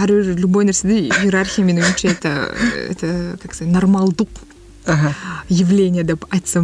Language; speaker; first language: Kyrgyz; non-native, local second language; Russian